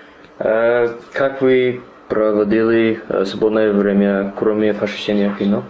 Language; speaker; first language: Russian; non-native, learner; English